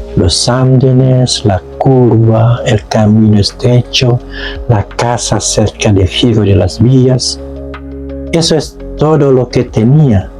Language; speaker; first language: Spanish; non-native, fluent; Indonesian